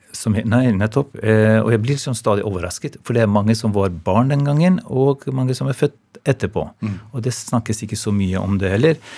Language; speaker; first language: Norwegian; non-native, fluent; Albanian